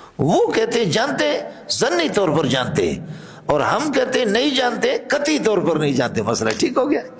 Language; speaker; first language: Urdu; non-native, local second language; Baluchi